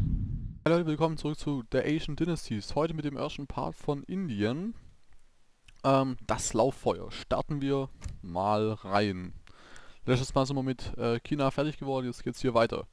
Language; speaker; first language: German; native; German